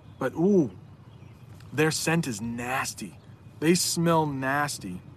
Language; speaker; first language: English; native; English